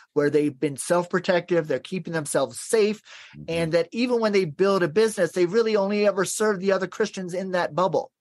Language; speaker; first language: English; native; English